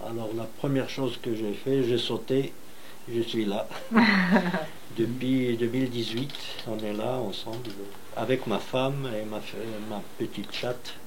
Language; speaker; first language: French; non-native, local second language; Arabic